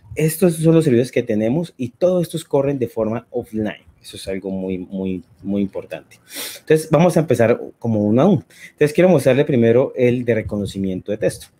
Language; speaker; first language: Spanish; native; Spanish